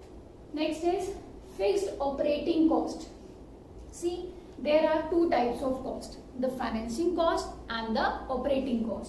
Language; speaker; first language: English; non-native, local second language; Hindi